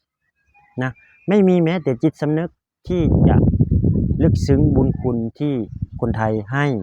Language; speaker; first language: Thai; non-native, local second language; Lao